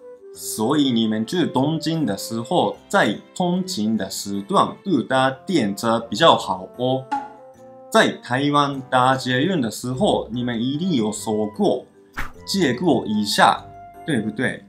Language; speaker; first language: Chinese; non-native, fluent; Japanese